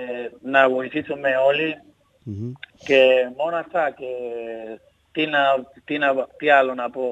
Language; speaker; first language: Greek; non-native, learner; Spanish